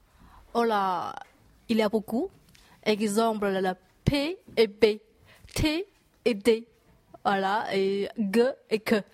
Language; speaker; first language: French; non-native, learner; Chinese